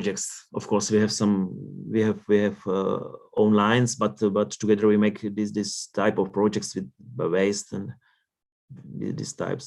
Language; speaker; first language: English; non-native, learner; Czech